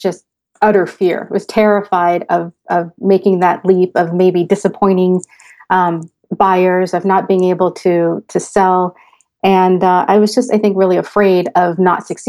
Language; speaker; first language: English; native; English